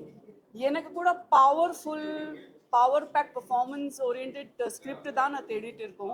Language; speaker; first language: Tamil; non-native, fluent; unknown